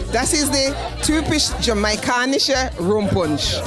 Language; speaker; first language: German; non-native, learner; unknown